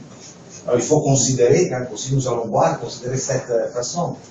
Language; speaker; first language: French; non-native, fluent; Italian